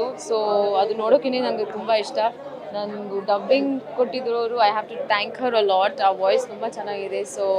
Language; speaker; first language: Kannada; non-native, learner; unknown